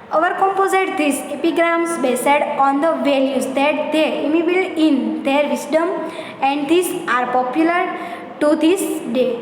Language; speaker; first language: English; non-native, local second language; Gujarati